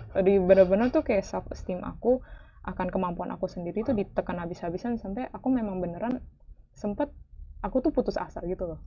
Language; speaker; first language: Indonesian; native; Indonesian